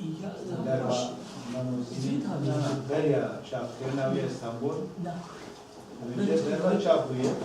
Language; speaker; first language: Turkish; non-native, local second language; Kurdish